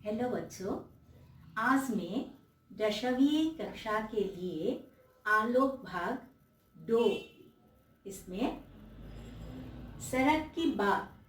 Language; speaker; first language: Hindi; non-native, local second language; Assamese